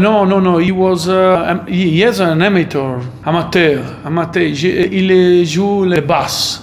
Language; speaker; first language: French; non-native, learner; Italian